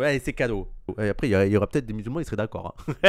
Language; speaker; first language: French; native; French